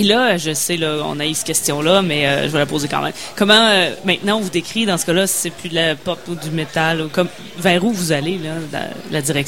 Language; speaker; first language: French; native; French